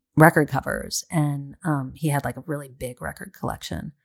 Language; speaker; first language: English; native; English